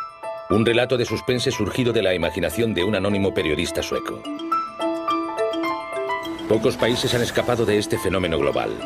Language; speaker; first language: Spanish; native; Spanish